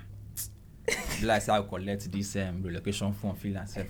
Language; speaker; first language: English; non-native, local second language; Igbo